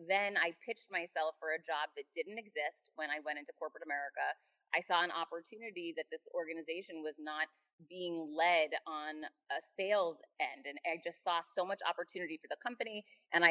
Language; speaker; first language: English; native; English